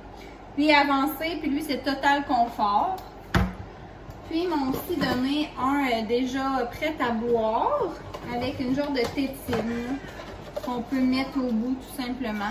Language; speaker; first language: French; native; French